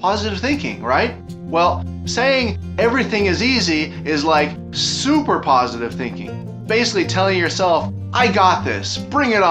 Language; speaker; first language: English; native; English